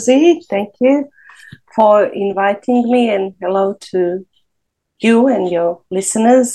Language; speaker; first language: English; non-native, fluent; Serbian